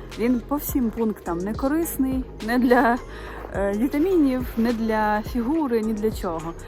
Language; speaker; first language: Ukrainian; native; Ukrainian